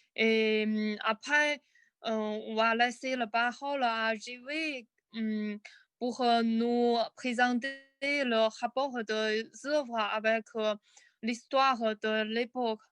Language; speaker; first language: French; non-native, learner; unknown